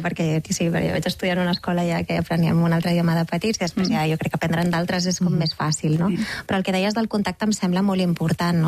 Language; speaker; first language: Catalan; native; Catalan